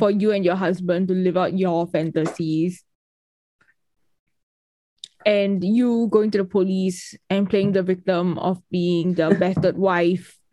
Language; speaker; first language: English; native; English